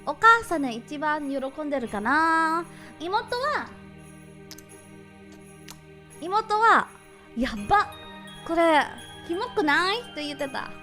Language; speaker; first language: Japanese; non-native, learner; English